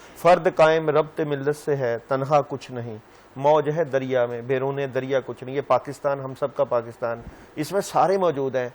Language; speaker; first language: Urdu; native; Urdu